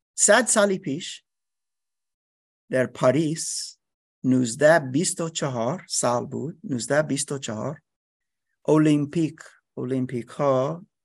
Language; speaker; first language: Persian; non-native, learner; English